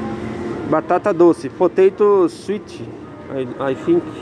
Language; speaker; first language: English; non-native, learner; Portuguese